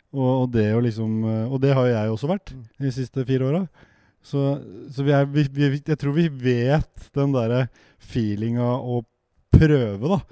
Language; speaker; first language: Norwegian; native; Norwegian